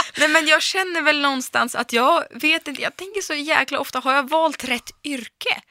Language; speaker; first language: Swedish; early bilingual, other home language; Russian